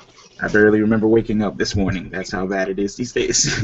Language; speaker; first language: English; native; English